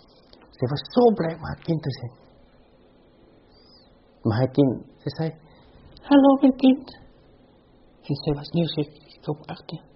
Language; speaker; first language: Dutch; non-native, fluent; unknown